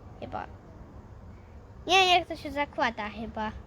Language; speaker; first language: Polish; early bilingual, heritage; Polish